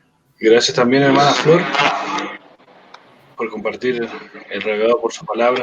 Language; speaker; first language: Spanish; native; Spanish